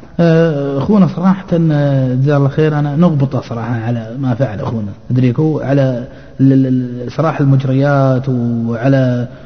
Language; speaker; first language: Arabic; native; Arabic